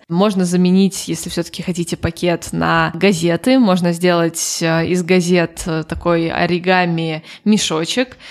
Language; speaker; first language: Russian; native; Russian